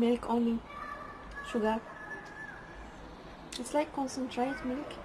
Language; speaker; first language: English; non-native, learner; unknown